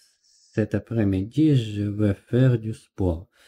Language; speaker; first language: French; non-native, learner; Russian